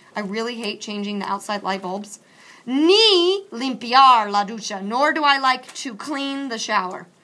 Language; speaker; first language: English; native; English